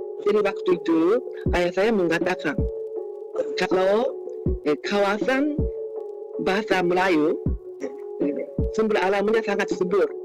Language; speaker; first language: Indonesian; non-native, fluent; Japanese